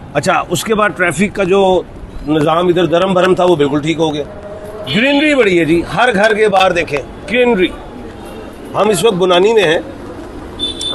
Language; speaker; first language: Urdu; non-native, local second language; Punjabi